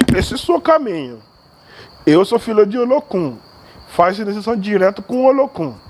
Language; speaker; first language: Portuguese; non-native, learner; Yoruba